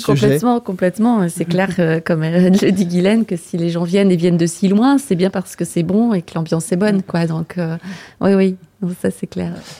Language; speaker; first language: French; native; French